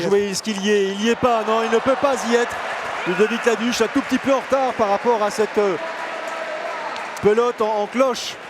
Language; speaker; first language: French; native; French